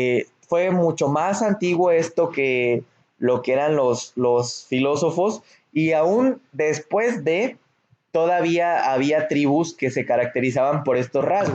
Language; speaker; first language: Spanish; native; Spanish